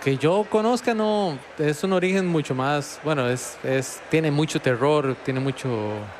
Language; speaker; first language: Spanish; native; Spanish